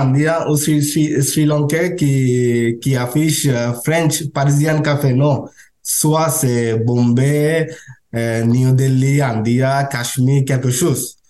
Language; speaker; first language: French; non-native, learner; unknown